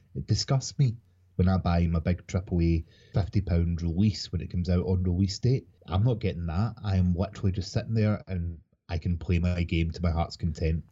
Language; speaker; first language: English; native; English